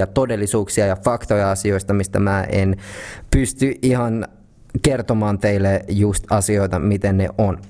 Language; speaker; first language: Finnish; native; Finnish